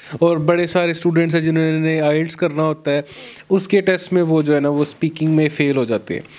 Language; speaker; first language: Urdu; non-native, local second language; Punjabi